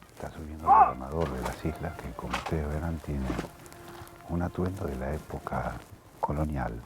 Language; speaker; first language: Spanish; native; Spanish